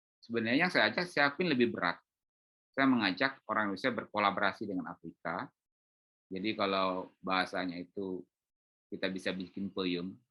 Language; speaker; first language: Indonesian; native; Indonesian